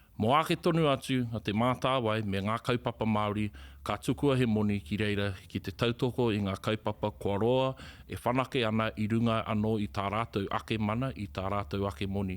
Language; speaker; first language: Māori; native; Māori